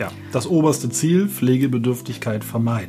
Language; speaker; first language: German; native; German